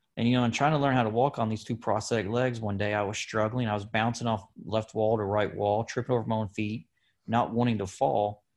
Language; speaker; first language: English; native; English